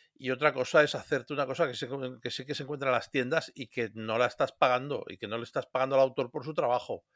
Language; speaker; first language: Spanish; native; Spanish